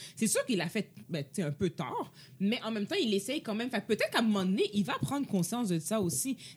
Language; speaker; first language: French; native; French